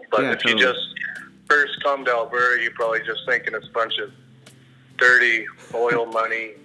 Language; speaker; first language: English; native; English